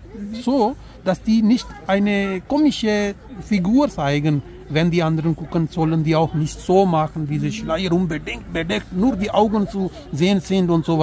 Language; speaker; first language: German; non-native, learner; Urdu